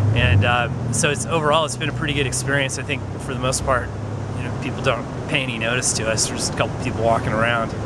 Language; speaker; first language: English; native; English